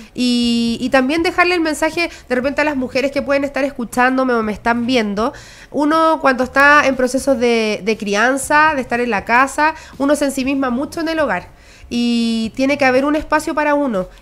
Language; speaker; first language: Spanish; native; Spanish